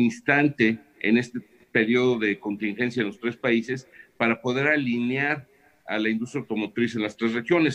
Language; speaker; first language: Spanish; native; Spanish